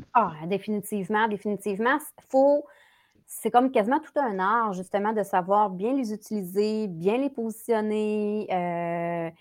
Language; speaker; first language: French; native; French